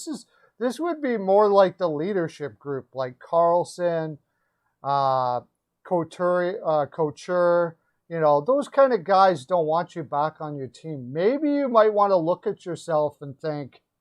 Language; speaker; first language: English; native; English